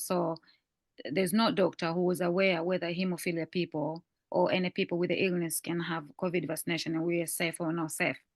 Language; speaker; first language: English; non-native, fluent; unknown